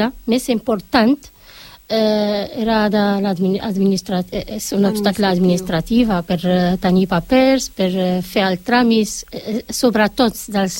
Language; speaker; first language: Catalan; non-native, fluent; Arabic